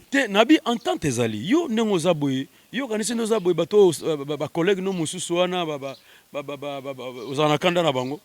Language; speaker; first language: Lingala; native; Lingala